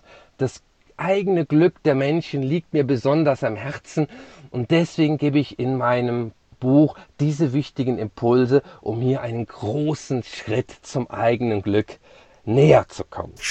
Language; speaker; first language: German; native; German